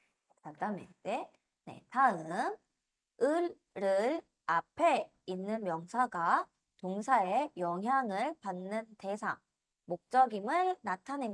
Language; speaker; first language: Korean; non-native, fluent; Spanish